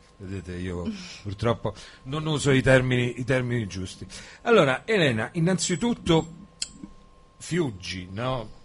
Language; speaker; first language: Italian; native; Italian